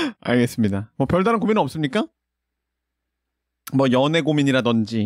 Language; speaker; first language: Korean; native; Korean